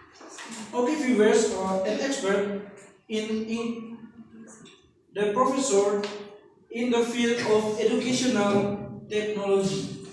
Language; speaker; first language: English; non-native, learner; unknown